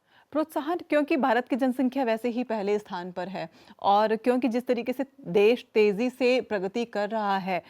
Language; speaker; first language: Hindi; native; Hindi